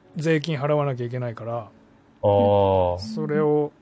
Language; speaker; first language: Japanese; native; Japanese